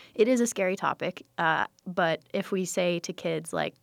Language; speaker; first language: English; native; English